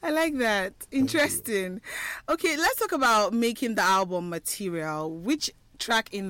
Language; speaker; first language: English; non-native, local second language; Igbo